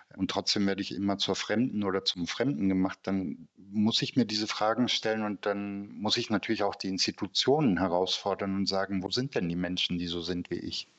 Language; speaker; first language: German; early bilingual, other home language; Turkish